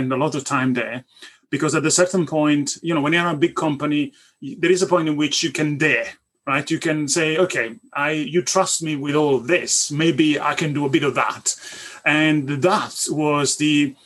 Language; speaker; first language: English; non-native, fluent; Italian